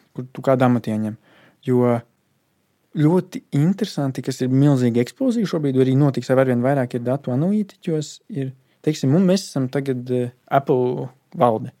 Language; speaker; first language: Latvian; native; Latvian